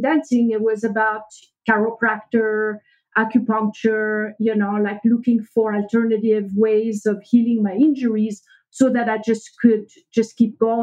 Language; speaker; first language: English; non-native, fluent; French